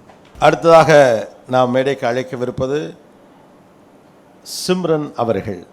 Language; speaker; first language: Tamil; native; Tamil